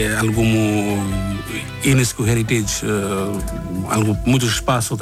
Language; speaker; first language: Portuguese; non-native, learner; Bangla